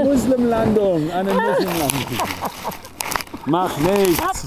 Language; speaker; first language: German; non-native, fluent; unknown